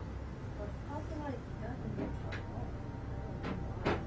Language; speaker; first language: English; non-native, learner; Japanese